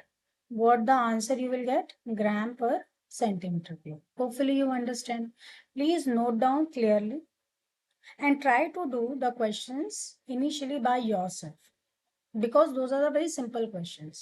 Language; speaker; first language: English; non-native, local second language; Hindi